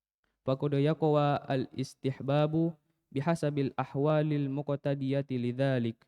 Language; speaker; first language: Arabic; non-native, learner; Indonesian